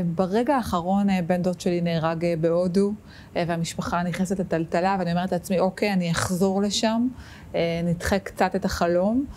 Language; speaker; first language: Hebrew; native; Hebrew